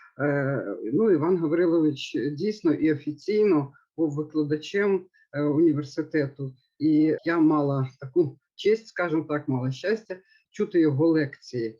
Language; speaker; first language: Ukrainian; native; Ukrainian